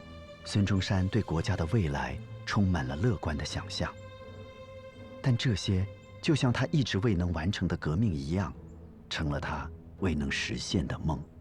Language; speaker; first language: Chinese; native; Chinese